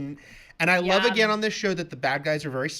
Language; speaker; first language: English; native; English